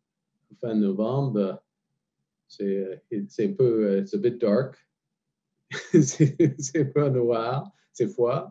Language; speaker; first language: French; non-native, fluent; English